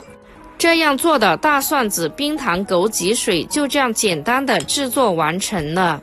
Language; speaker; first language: Chinese; native; Chinese